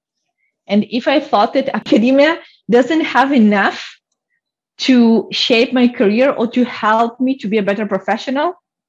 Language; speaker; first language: English; non-native, fluent; Russian